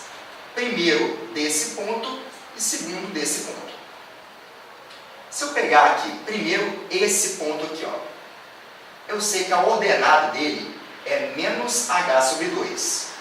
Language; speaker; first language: Portuguese; native; Portuguese